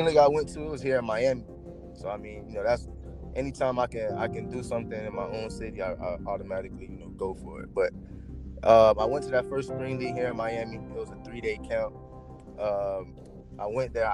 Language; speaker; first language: English; native; English